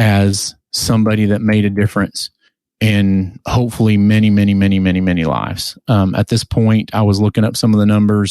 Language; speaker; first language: English; native; English